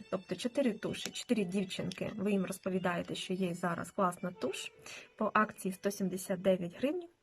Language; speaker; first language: Ukrainian; native; Ukrainian